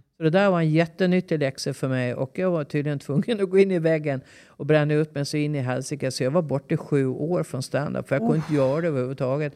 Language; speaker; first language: Swedish; native; Swedish